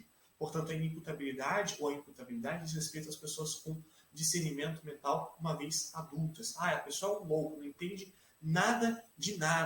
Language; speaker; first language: Portuguese; native; Portuguese